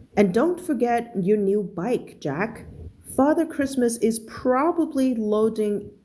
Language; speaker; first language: English; non-native, fluent; Thai